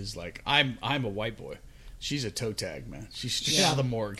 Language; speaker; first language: English; native; English